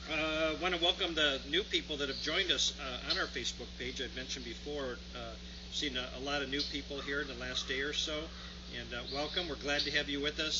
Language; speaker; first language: English; native; English